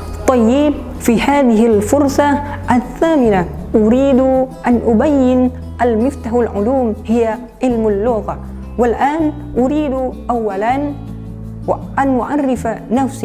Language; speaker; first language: Arabic; non-native, learner; Indonesian